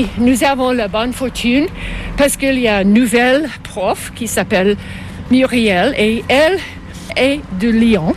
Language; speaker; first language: French; non-native, fluent; English